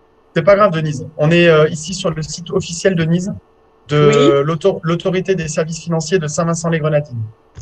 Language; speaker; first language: French; native; French